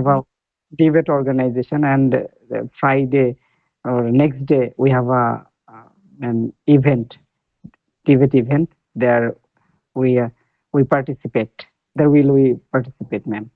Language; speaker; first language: English; non-native, learner; Bangla